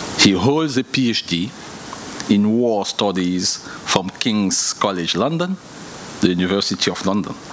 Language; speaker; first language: English; non-native, fluent; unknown